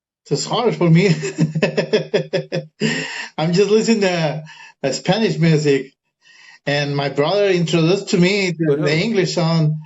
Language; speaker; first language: English; early bilingual, other home language; Spanish